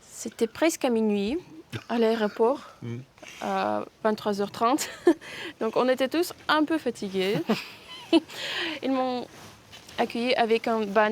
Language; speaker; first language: French; non-native, fluent; Russian